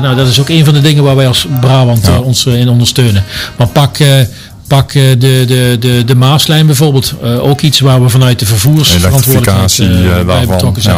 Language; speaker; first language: Dutch; native; Dutch